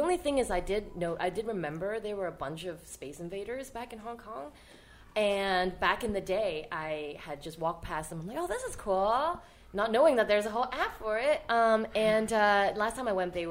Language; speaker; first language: English; non-native, local second language; Cantonese